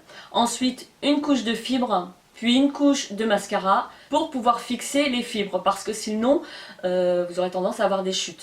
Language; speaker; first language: French; native; French